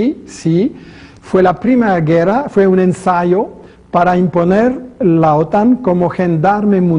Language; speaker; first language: Spanish; non-native, fluent; French